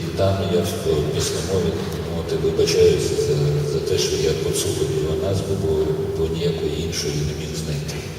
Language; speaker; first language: Ukrainian; non-native, local second language; Russian